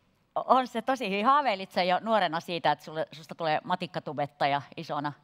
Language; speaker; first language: Finnish; native; Finnish